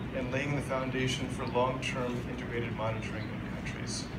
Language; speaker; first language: English; native; English